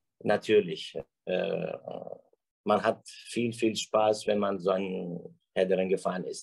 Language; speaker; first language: German; non-native, fluent; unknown